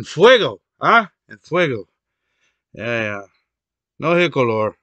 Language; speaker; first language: Spanish; non-native, learner; English